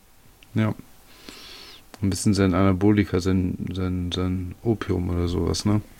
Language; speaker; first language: German; native; German